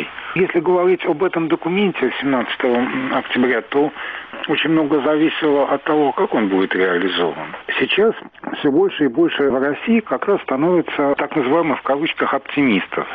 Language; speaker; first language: Russian; native; Russian